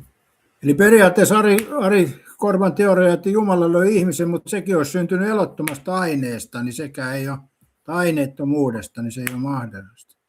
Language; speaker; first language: Finnish; native; Finnish